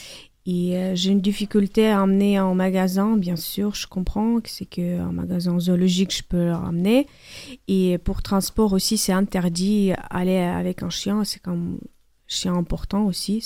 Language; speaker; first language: French; non-native, learner; Ukrainian